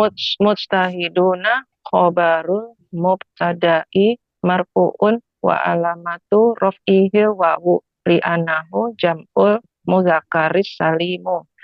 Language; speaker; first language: Arabic; non-native, learner; Indonesian